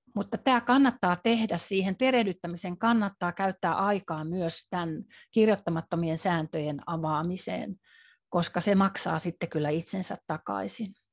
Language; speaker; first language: Finnish; native; Finnish